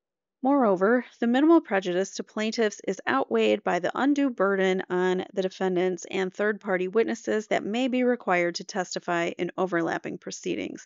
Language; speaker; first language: English; native; English